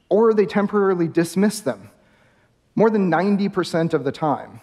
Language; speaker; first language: English; native; English